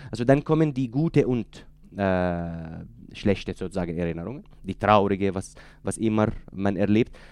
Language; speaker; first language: German; non-native, fluent; Arabic